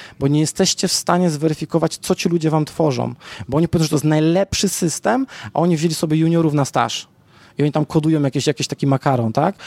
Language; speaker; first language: Polish; native; Polish